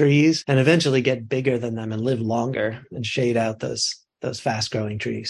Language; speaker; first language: English; native; English